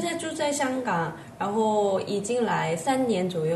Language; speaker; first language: Chinese; non-native, fluent; Korean